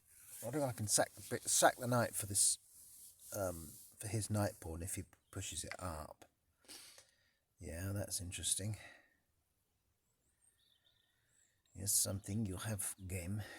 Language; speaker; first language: English; native; English